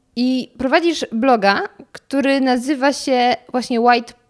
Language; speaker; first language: Polish; native; Polish